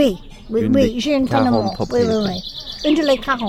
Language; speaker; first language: French; non-native, learner; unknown